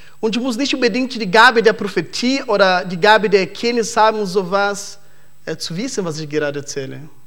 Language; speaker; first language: German; non-native, fluent; Portuguese